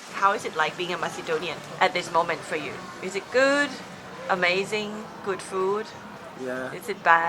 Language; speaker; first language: English; non-native, fluent; Thai